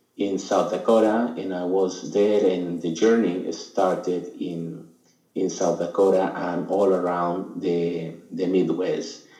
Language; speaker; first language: English; non-native, fluent; Spanish